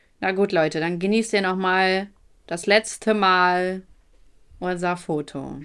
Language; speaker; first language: German; early bilingual, other home language; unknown